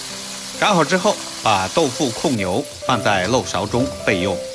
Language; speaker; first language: Chinese; native; Chinese